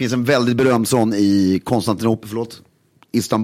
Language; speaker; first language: Swedish; native; Swedish